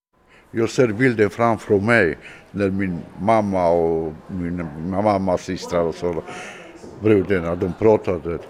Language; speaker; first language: Swedish; non-native, fluent; Romany